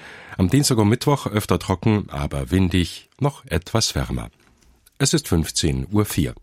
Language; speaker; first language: German; native; German